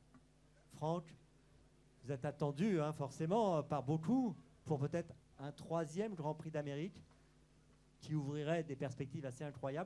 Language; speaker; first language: French; native; French